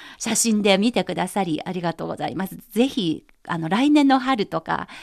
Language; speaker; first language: Japanese; non-native, fluent; Chinese